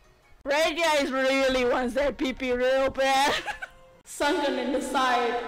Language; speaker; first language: English; native; English